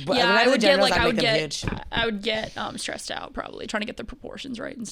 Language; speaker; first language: English; native; English